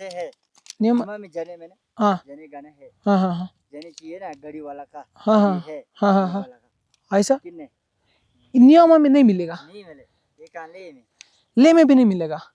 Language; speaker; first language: Hindi; non-native, local second language; Kannada